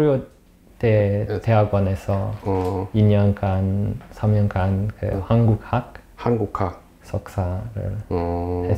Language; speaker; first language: Korean; non-native, fluent; English